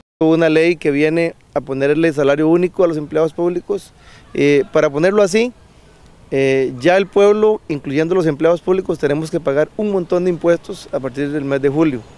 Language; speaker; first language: Spanish; native; Spanish